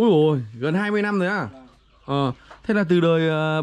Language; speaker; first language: Vietnamese; native; Vietnamese